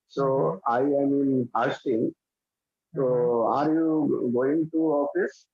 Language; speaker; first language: English; non-native, learner; Hindi